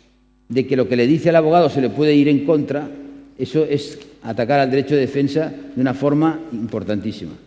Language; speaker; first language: Spanish; native; Spanish